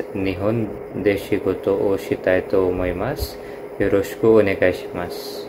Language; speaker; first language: Japanese; non-native, learner; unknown